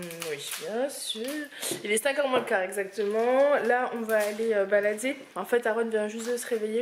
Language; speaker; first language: French; native; French